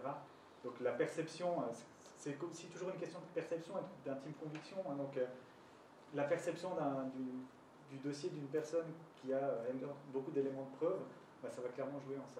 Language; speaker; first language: French; non-native, learner; Spanish